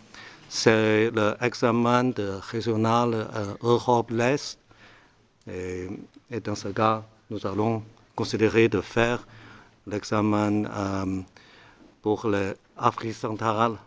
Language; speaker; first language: French; non-native, learner; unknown